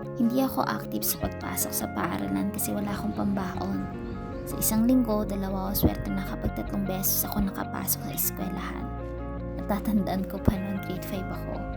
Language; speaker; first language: Filipino; native; Filipino